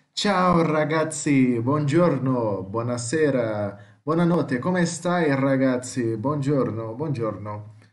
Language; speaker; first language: Italian; non-native, fluent; Portuguese